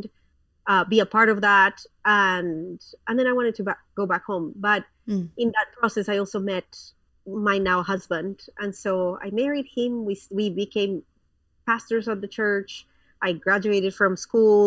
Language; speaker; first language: English; non-native, fluent; Spanish